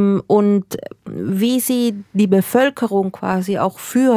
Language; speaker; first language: German; early bilingual, other home language; Spanish